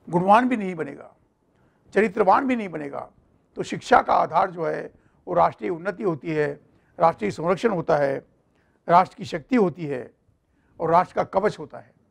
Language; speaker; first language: Hindi; non-native, local second language; Marathi